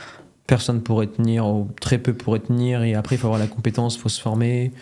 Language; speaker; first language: French; native; French